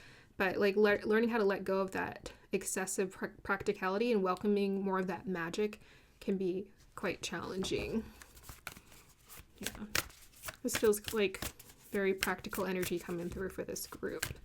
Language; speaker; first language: English; native; English